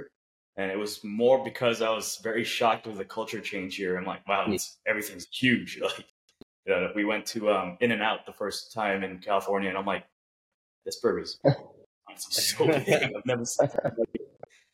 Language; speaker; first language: English; non-native, local second language; Cebuano